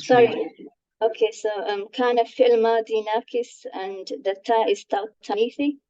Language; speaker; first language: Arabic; non-native, learner; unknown